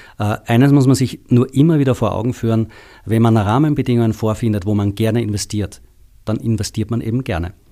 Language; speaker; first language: German; native; German